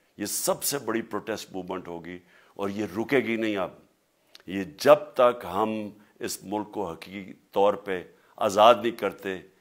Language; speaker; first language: Urdu; native; Urdu